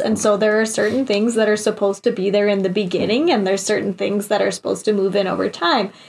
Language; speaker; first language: English; native; English